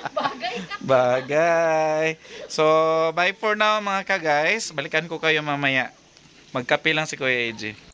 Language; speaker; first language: Filipino; non-native, local second language; Cebuano